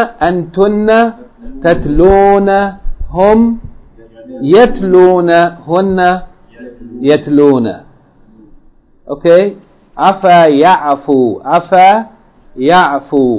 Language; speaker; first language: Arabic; non-native, fluent; English